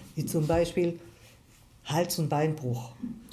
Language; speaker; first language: German; early bilingual, heritage; German